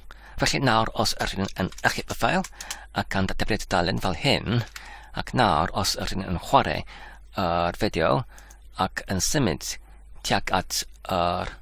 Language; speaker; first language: Welsh; non-native, learner; English